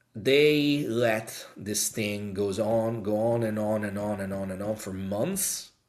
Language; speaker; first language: English; non-native, fluent; Italian